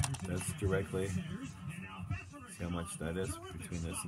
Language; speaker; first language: English; native; English